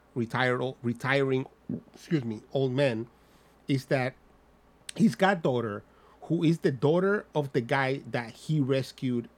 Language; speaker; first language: English; non-native, fluent; Spanish